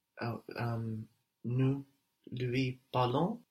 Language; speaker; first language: French; non-native, learner; English